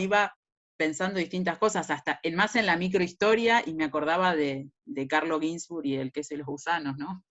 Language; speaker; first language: Spanish; native; Spanish